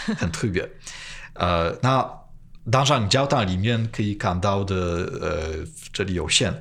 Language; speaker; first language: Chinese; non-native, fluent; Polish